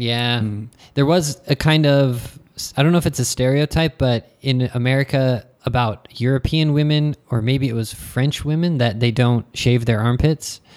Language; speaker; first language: English; non-native, fluent; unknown